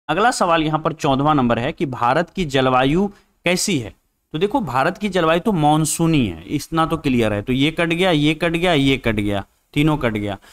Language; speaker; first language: Hindi; native; Hindi